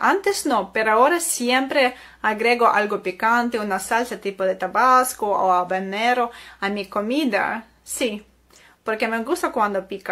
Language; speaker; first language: Spanish; non-native, fluent; Ukrainian